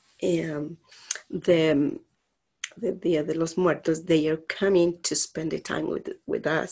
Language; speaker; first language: English; non-native, learner; Spanish